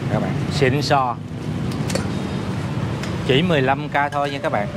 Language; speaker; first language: Vietnamese; native; Vietnamese